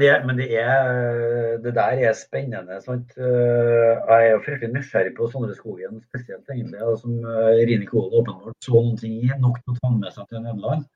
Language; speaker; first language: Norwegian; native; Norwegian